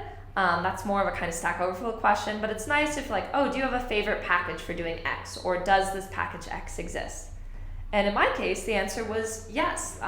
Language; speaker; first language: English; native; English